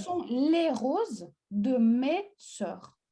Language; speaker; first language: French; non-native, fluent; Russian